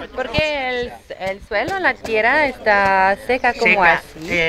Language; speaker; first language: Spanish; non-native, fluent; French